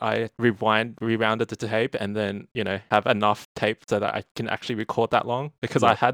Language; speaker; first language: English; native; English